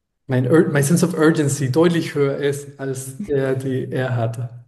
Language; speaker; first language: German; non-native, fluent; Spanish